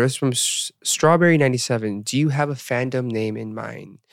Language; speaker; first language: English; early bilingual, other home language; Korean